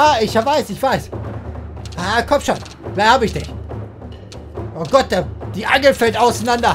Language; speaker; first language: German; native; German